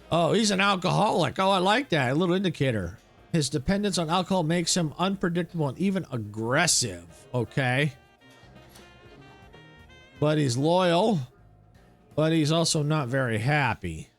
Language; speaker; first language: English; native; English